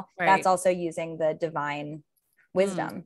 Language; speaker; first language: English; native; English